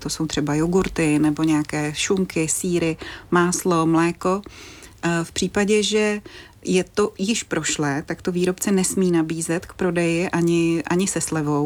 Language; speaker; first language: Czech; native; Czech